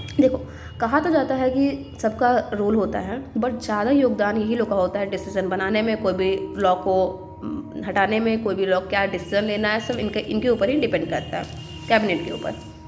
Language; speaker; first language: Hindi; native; Hindi